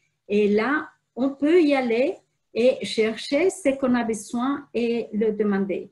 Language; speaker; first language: French; non-native, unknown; Spanish